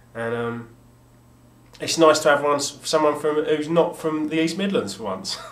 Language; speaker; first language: English; native; English